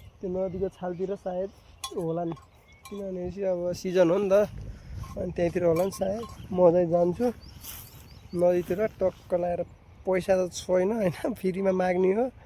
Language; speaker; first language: Nepali; native; Nepali